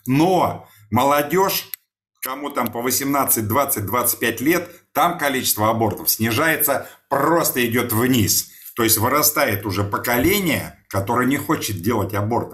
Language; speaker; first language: Russian; native; Russian